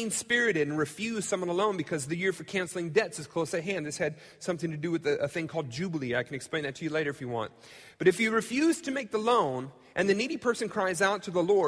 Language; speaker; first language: English; native; English